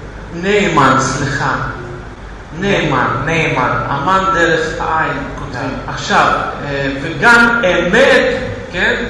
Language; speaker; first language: Hebrew; non-native, fluent; Russian